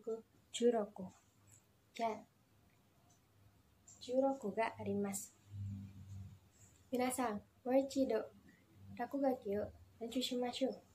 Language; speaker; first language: Japanese; non-native, learner; Indonesian